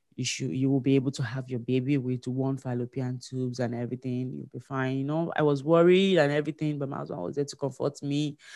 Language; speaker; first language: English; non-native, local second language; Yoruba